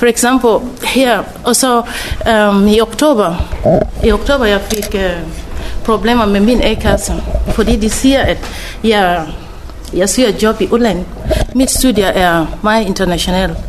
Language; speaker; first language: Danish; non-native, fluent; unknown